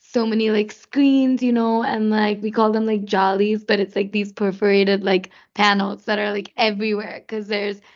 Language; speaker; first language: English; non-native, local second language; Hindi